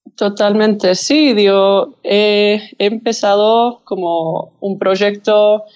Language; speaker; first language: Spanish; early bilingual, heritage; English